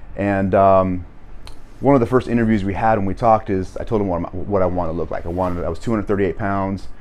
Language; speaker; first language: English; native; English